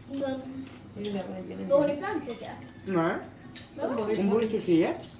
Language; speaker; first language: Swedish; early bilingual, other home language; Azerbaijani